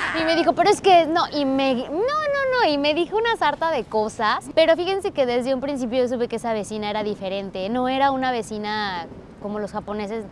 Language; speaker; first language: Spanish; native; Spanish